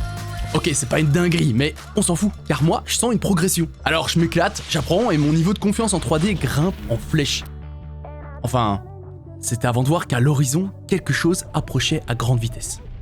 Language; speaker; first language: French; native; French